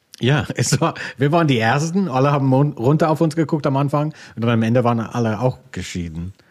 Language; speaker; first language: German; non-native, fluent; English